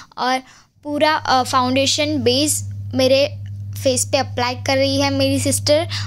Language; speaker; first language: Hindi; non-native, local second language; Gujarati